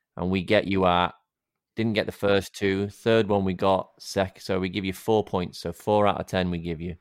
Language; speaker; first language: English; native; English